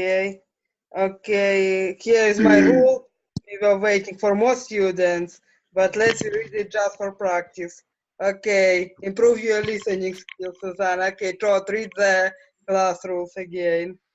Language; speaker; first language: English; non-native, fluent; Russian